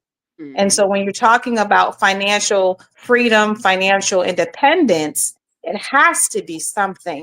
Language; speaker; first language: English; native; English